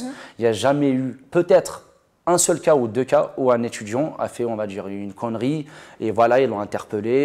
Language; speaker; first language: French; non-native, local second language; Arabic